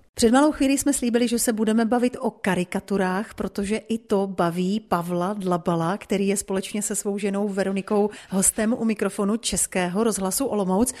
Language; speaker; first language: Czech; native; Czech